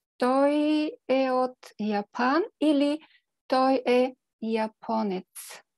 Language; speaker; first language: Bulgarian; native; Bulgarian